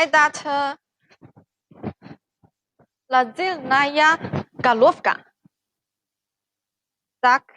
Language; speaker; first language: Russian; non-native, learner; Chinese